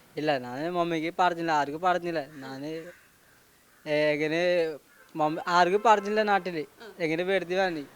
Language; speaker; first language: Malayalam; non-native, learner; Odia